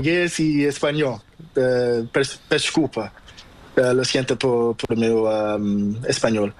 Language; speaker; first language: Spanish; non-native, learner; Portuguese